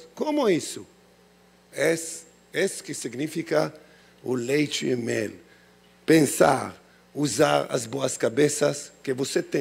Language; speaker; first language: Portuguese; non-native, learner; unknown